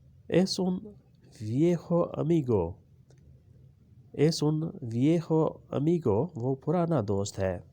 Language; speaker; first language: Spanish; non-native, learner; Urdu